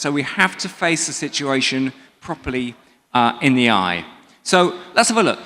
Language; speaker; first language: English; native; English